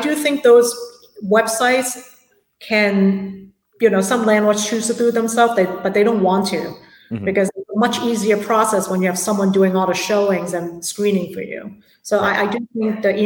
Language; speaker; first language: English; non-native, local second language; Cantonese